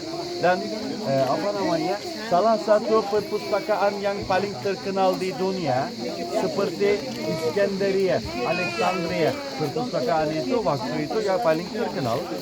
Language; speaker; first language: Indonesian; non-native, learner; Turkish